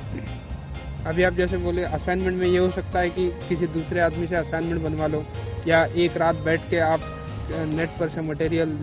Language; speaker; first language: Hindi; native; Hindi